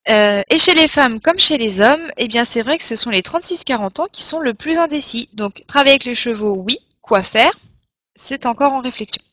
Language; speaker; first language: French; native; French